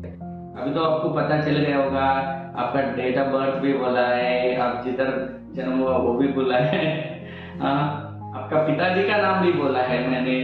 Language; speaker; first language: Hindi; non-native, local second language; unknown